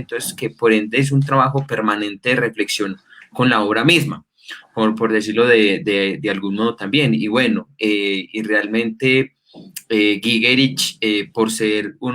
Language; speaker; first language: Spanish; native; Spanish